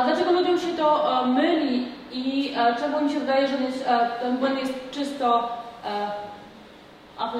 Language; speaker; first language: Polish; native; Polish